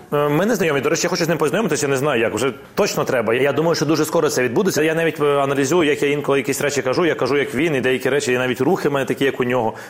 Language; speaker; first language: Ukrainian; non-native, local second language; Russian